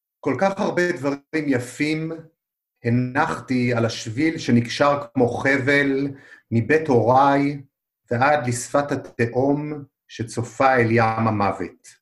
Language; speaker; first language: Hebrew; native; Hebrew